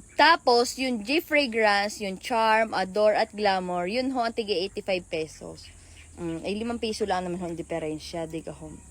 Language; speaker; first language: Filipino; native; Filipino